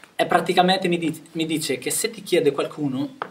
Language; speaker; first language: Italian; non-native, fluent; Albanian